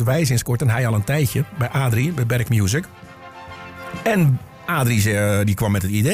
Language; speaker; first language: Dutch; native; Dutch